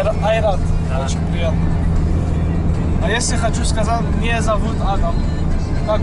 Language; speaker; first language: Russian; non-native, learner; French